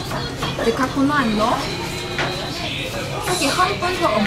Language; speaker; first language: Japanese; non-native, learner; Chinese